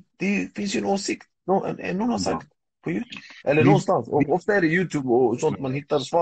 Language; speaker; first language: Swedish; early bilingual, other home language; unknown